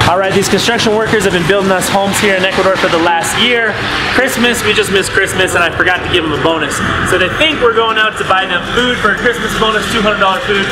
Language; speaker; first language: English; native; English